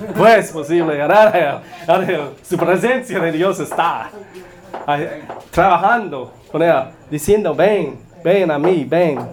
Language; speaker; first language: Spanish; non-native, learner; English